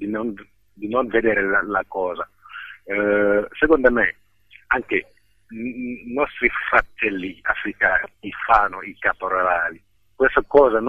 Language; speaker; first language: Italian; non-native, fluent; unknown